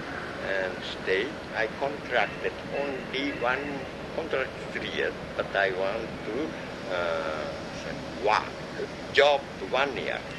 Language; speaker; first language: English; non-native, learner; Japanese